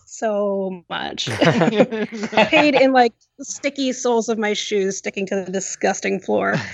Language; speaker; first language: English; native; English